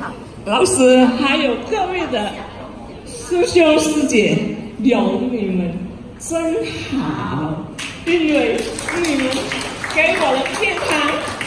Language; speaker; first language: Chinese; early bilingual, heritage; Chinese